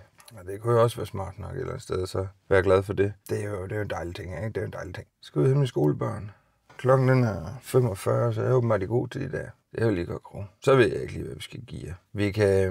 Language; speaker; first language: Danish; native; Danish